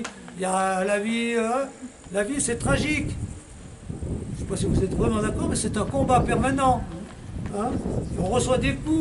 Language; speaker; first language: French; native; French